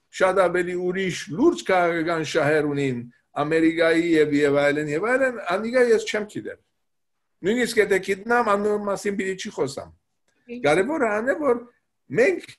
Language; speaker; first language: Armenian; native; Armenian